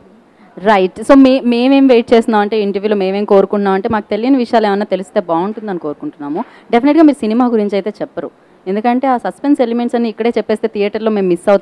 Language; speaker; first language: Telugu; native; Telugu